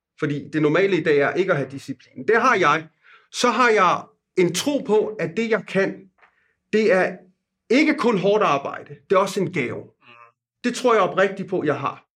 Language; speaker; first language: Danish; non-native, fluent; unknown